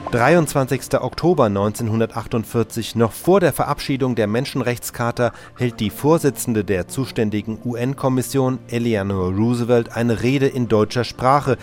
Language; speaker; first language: German; native; German